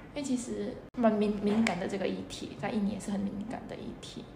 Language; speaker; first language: Chinese; non-native, fluent; Indonesian